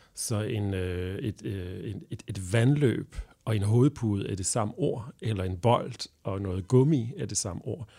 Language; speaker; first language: Danish; non-native, fluent; French